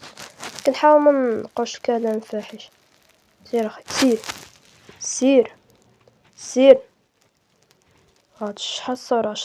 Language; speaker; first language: Arabic; native; Arabic